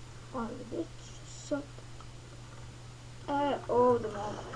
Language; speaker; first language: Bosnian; early bilingual, heritage; Bosnian